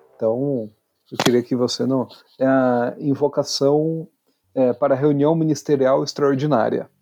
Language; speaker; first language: Portuguese; native; Portuguese